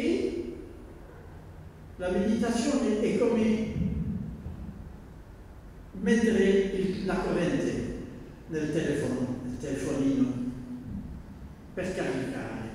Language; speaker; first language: Italian; non-native, fluent; Dutch